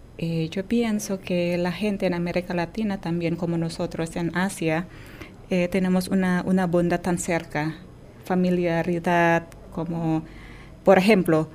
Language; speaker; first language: Spanish; non-native, fluent; Indonesian